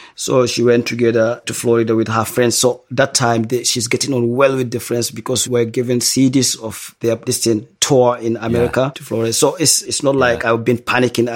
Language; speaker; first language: English; non-native, local second language; Hausa